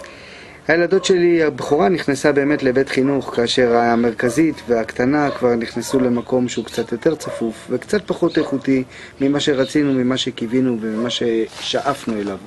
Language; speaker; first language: Hebrew; native; Hebrew